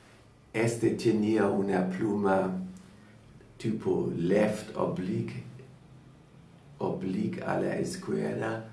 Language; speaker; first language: Spanish; non-native, learner; German